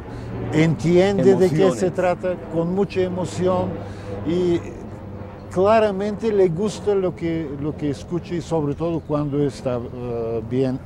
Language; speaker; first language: Spanish; non-native, fluent; Bulgarian